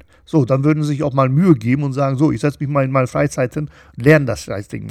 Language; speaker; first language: German; native; German